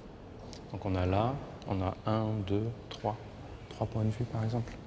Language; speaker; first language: French; native; French